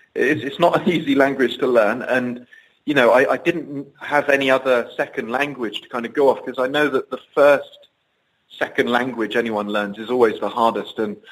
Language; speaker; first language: English; native; English